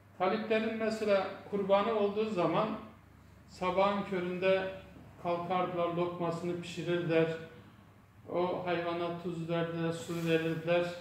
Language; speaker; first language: Turkish; non-native, local second language; Zaza